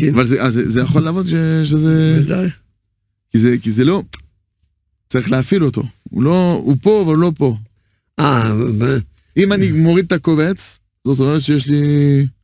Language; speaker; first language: Hebrew; non-native, fluent; French